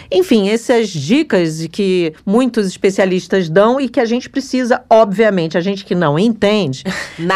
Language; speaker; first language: Portuguese; native; Portuguese